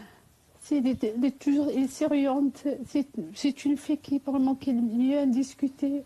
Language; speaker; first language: French; non-native, fluent; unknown